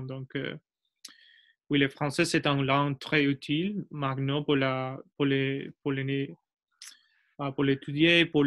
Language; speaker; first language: French; non-native, learner; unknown